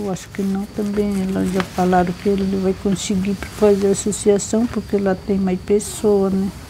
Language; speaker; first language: Portuguese; non-native, local second language; Guarani